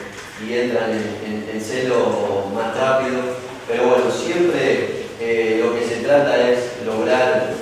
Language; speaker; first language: Spanish; native; Spanish